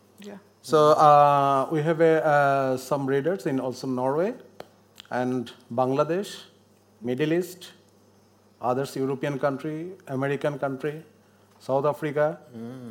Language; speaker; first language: English; non-native, learner; Bangla